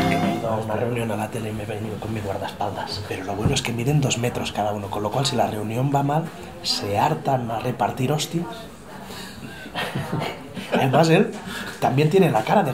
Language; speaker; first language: Spanish; native; Spanish